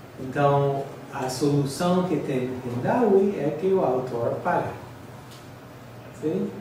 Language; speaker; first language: Portuguese; non-native, fluent; English